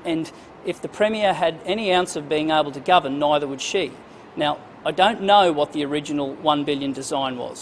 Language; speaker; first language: English; native; English